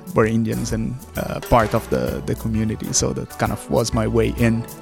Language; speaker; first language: English; non-native, fluent; Portuguese